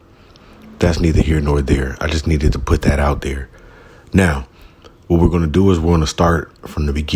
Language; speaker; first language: English; native; English